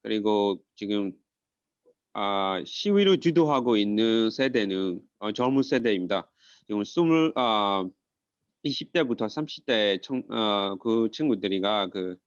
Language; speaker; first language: Korean; non-native, fluent; Burmese